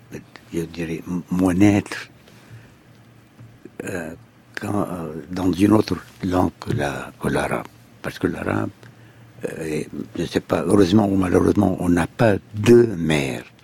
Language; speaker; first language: French; non-native, fluent; Arabic